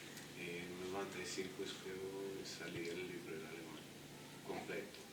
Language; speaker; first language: Spanish; non-native, fluent; Italian